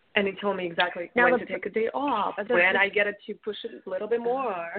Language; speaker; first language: English; non-native, fluent; Russian